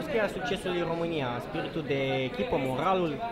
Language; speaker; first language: Romanian; native; Romanian